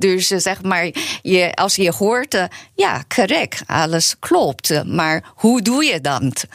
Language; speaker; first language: Dutch; non-native, learner; Chinese